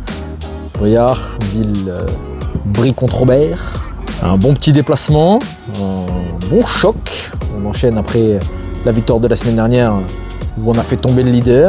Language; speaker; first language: French; native; French